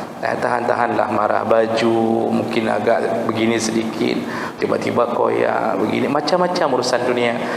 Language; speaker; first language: Malay; non-native, local second language; Achinese